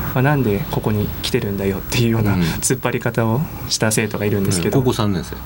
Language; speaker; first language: Japanese; native; Japanese